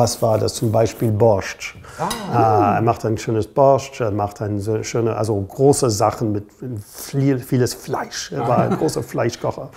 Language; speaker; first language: German; non-native, fluent; English